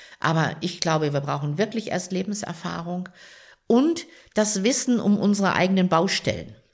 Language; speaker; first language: German; native; German